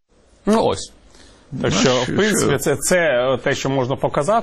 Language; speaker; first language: Ukrainian; native; Ukrainian